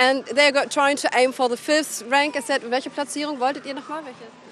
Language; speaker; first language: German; native; German